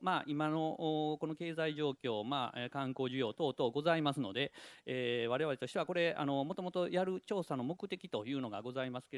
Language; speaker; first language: Japanese; native; Japanese